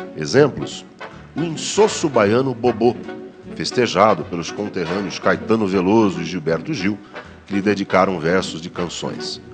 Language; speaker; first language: Portuguese; native; Portuguese